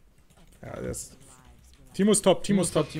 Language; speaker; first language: German; native; German